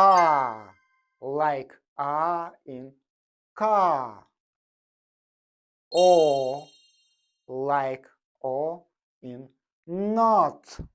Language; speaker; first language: English; non-native, fluent; Russian